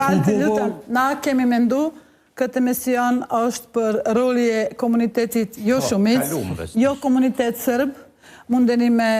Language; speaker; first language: Albanian; non-native, local second language; Bosnian